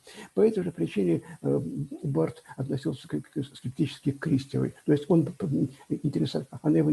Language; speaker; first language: Russian; native; Russian